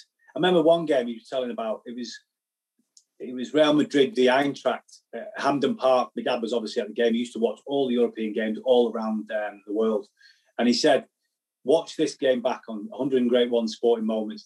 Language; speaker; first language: English; native; English